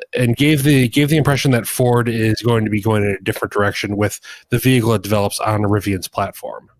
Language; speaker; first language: English; native; English